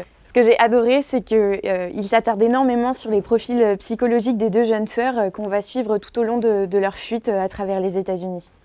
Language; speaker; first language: French; native; French